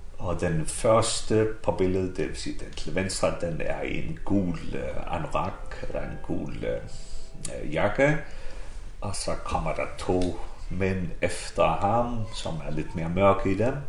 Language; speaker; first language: Danish; non-native, local second language; Faroese